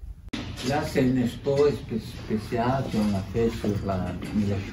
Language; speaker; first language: French; non-native, fluent; Italian